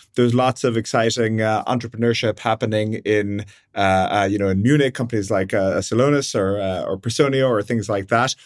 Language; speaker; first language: English; native; English